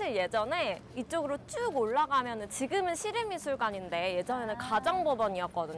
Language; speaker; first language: Korean; native; Korean